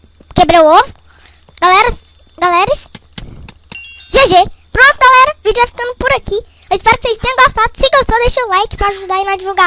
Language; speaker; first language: Portuguese; native; Portuguese